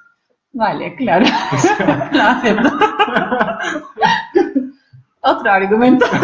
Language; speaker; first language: Spanish; non-native, learner; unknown